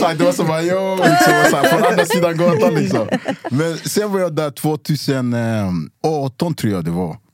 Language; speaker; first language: Swedish; early bilingual, other home language; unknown